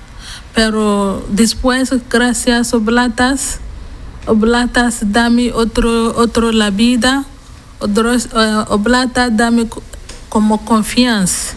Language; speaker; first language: Spanish; non-native, learner; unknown